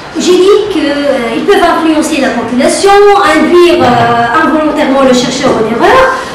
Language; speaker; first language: French; non-native, local second language; Arabic